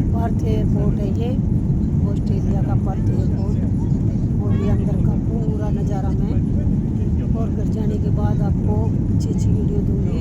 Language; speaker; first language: Hindi; native; Hindi